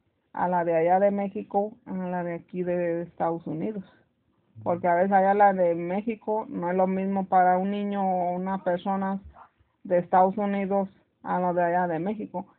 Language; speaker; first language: Spanish; native; Spanish